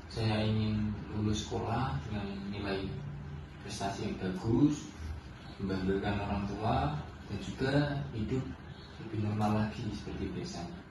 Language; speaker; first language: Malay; non-native, fluent; Indonesian